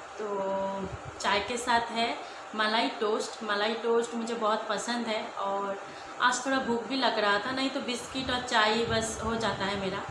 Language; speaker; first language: Hindi; non-native, local second language; Bangla